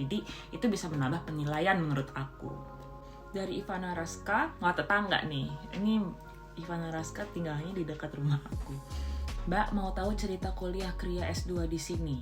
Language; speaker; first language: Indonesian; native; Indonesian